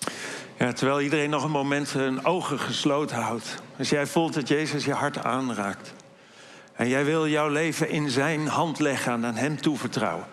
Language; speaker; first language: Dutch; native; Dutch